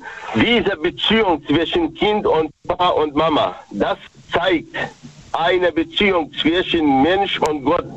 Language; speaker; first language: German; non-native, learner; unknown